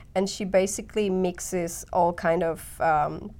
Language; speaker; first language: English; non-native, fluent; Polish